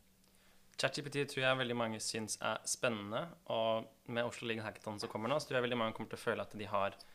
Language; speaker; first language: Norwegian; native; Norwegian